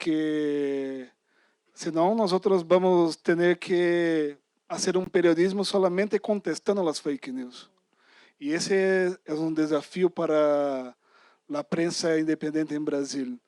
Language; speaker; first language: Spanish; non-native, fluent; Portuguese